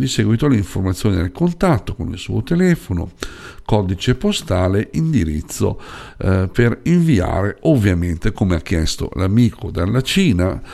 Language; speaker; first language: Italian; native; Italian